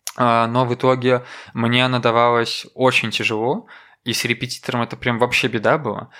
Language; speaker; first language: Russian; native; Russian